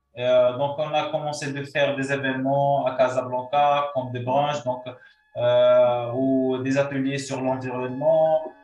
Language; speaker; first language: French; non-native, local second language; Arabic